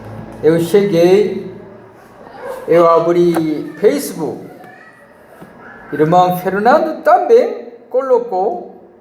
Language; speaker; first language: Portuguese; non-native, learner; Korean